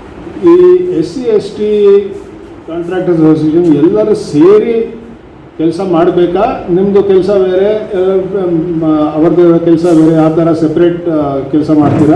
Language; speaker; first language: Kannada; non-native, learner; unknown